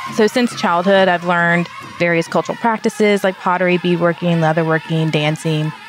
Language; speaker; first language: English; native; English